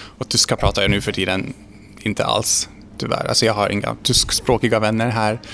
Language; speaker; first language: Swedish; non-native, fluent; Hungarian